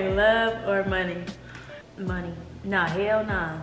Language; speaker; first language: English; native; English